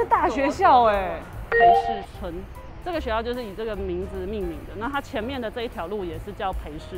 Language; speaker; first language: Chinese; native; Chinese